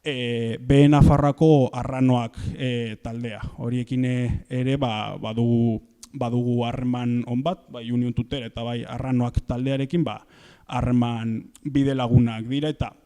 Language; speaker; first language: Basque; native; Basque